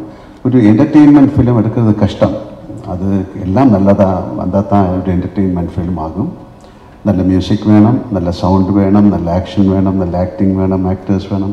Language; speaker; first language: Tamil; non-native, learner; Malayalam